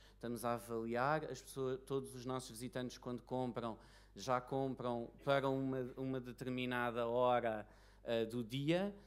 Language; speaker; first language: Portuguese; native; Portuguese